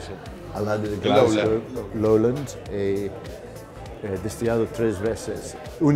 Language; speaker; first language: Spanish; non-native, learner; English